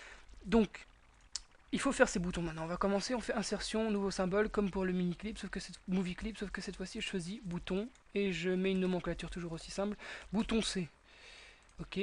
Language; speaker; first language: French; native; French